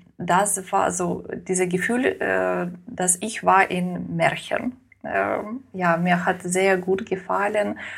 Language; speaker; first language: German; non-native, learner; Ukrainian